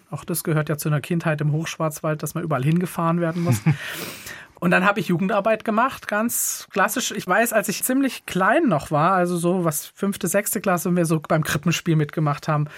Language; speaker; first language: German; native; German